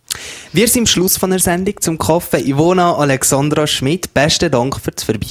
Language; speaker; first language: German; native; German